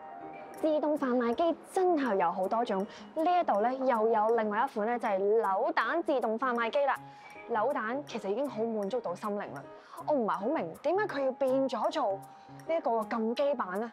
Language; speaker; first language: Cantonese; native; Cantonese